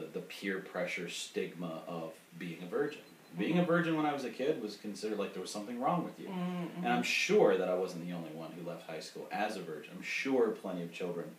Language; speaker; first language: English; native; English